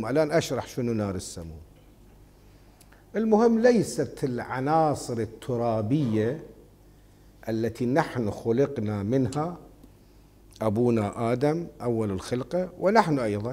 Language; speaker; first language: Arabic; native; Arabic